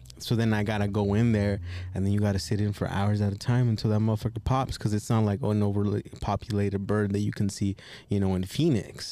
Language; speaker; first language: English; early bilingual, other home language; Spanish